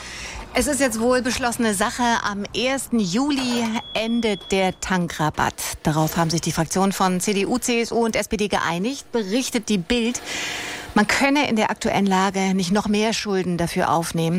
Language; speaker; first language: German; native; German